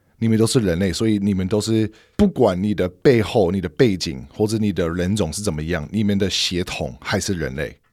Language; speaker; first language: Chinese; non-native, fluent; English